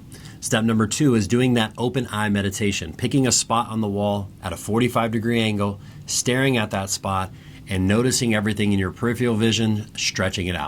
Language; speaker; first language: English; native; English